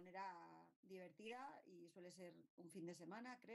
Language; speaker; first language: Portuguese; non-native, learner; Spanish